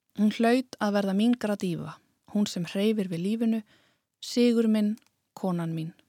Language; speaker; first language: Icelandic; native; Icelandic